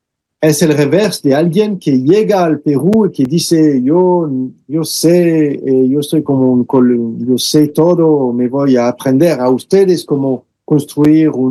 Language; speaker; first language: Spanish; non-native, fluent; French